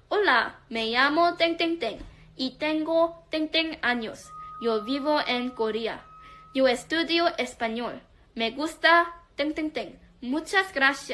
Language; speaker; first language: Spanish; non-native, learner; Korean